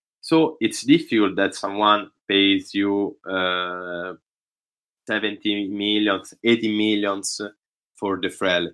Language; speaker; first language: English; non-native, learner; Italian